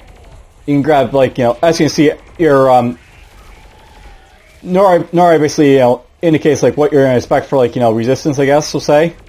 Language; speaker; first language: English; native; English